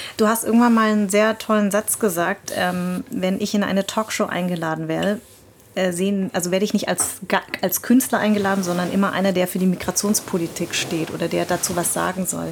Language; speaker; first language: German; early bilingual, other home language; Vietnamese